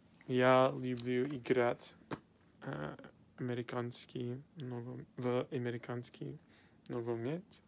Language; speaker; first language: Russian; non-native, learner; English